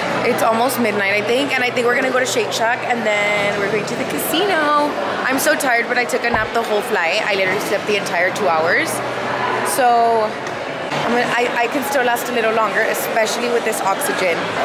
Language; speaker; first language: English; early bilingual, other home language; Spanish